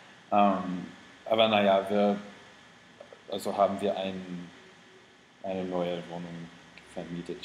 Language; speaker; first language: German; non-native, learner; English